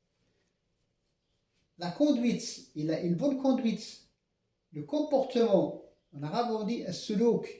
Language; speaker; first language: French; non-native, local second language; Arabic